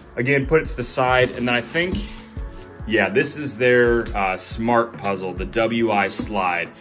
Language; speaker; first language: English; native; English